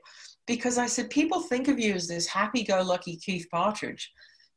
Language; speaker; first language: English; native; English